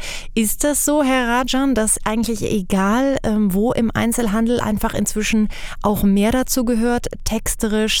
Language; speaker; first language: German; native; German